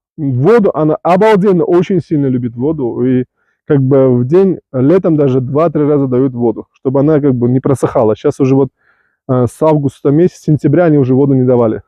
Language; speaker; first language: Russian; non-native, local second language; Uzbek